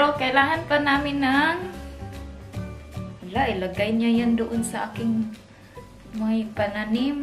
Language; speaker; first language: Filipino; non-native, local second language; Cebuano